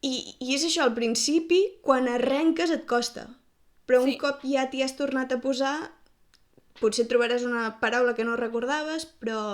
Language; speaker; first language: Catalan; native; Catalan